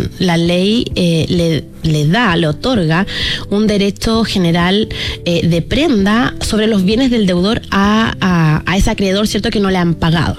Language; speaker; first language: Spanish; native; Spanish